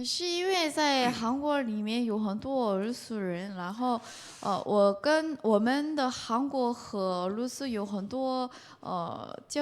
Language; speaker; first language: Chinese; non-native, fluent; Korean